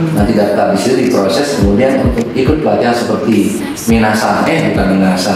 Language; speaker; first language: Indonesian; native; Indonesian